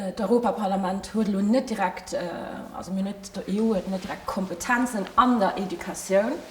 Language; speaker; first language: Luxembourgish; early bilingual, other home language; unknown